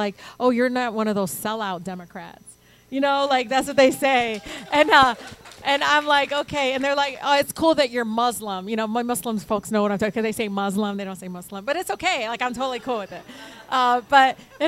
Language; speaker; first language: English; early bilingual, other home language; Arabic